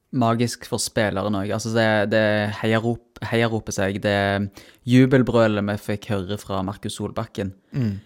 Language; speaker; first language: Norwegian; native; Norwegian